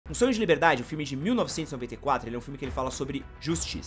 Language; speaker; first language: Portuguese; native; Portuguese